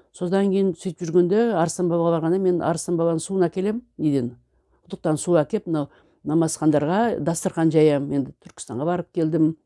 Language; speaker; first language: Kazakh; native; Kazakh